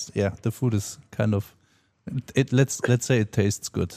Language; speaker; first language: English; non-native, fluent; German